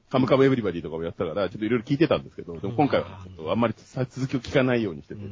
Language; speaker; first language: Japanese; native; Japanese